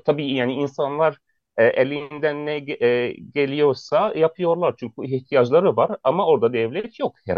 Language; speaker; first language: Turkish; non-native, fluent; Arabic